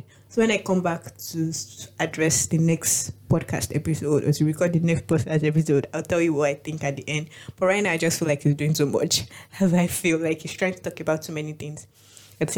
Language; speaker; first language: English; non-native, local second language; Yoruba